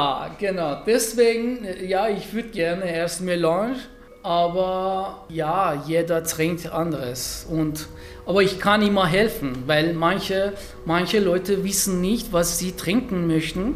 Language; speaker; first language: German; non-native, fluent; Persian